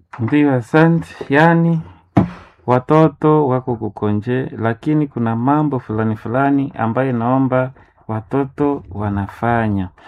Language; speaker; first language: Swahili; non-native, local second language; Nande